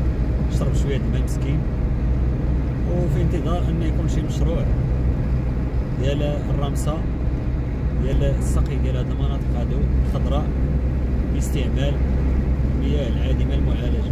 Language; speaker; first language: Arabic; native; Arabic